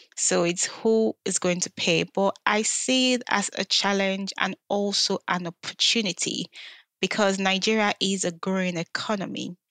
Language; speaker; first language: English; non-native, local second language; Yoruba